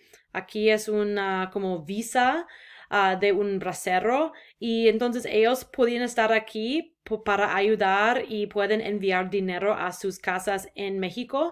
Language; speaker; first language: Spanish; non-native, fluent; English